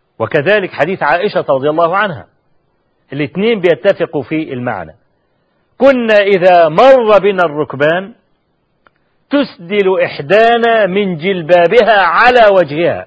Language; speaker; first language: Arabic; native; Arabic